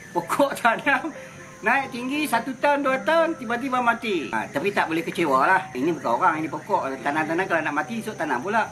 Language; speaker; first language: Malay; native; Malay